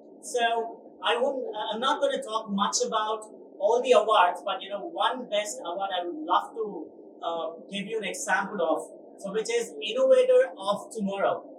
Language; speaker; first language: English; non-native, local second language; Telugu